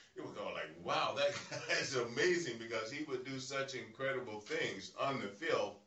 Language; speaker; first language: English; native; English